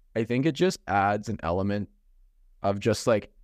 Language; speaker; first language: English; native; English